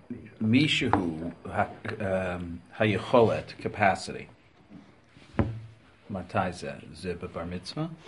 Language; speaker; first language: Hebrew; non-native, fluent; English